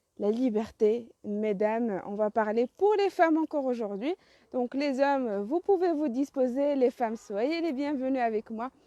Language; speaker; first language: French; non-native, local second language; Arabic